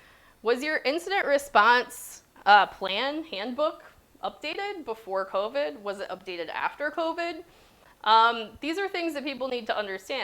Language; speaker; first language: English; native; English